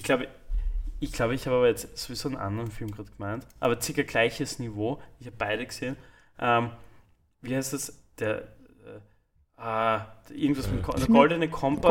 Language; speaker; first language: German; native; German